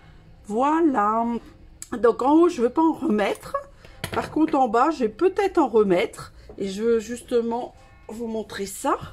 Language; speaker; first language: French; native; French